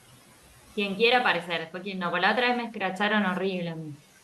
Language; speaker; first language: Spanish; native; Spanish